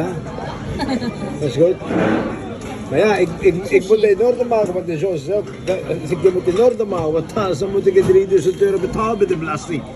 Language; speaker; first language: Dutch; non-native, fluent; Filipino